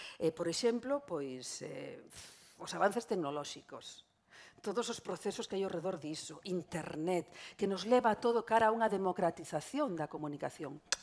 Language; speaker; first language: Galician; non-native, local second language; Spanish